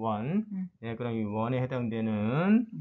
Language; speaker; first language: Korean; native; Korean